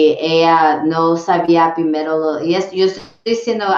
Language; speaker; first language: Spanish; early bilingual, heritage; English